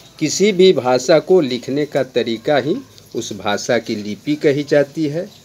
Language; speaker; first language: Hindi; native; Hindi